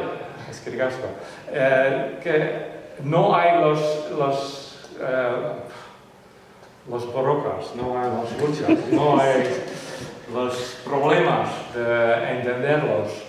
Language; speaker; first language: Spanish; non-native, fluent; Western Frisian